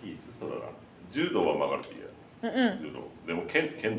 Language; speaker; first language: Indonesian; non-native, learner; Japanese